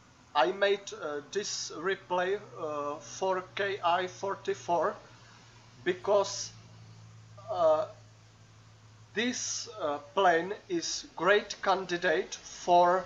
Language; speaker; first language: English; non-native, learner; Czech